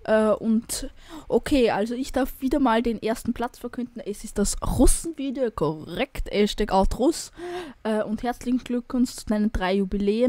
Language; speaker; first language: German; native; German